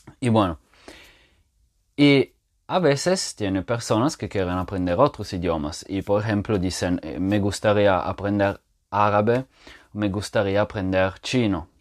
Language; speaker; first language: Spanish; non-native, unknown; French